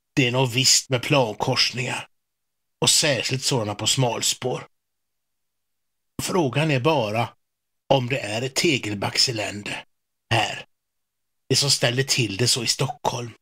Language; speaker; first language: Swedish; native; Swedish